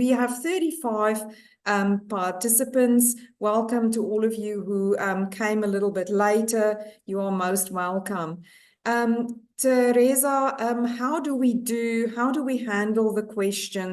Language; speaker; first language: English; non-native, learner; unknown